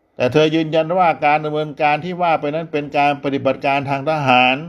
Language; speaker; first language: Thai; native; Thai